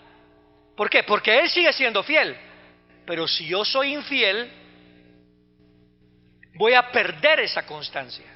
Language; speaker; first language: Spanish; native; Spanish